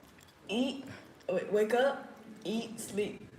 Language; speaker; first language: English; native; English